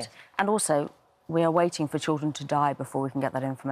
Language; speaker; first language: English; native; English